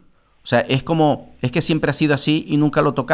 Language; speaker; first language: Spanish; native; Spanish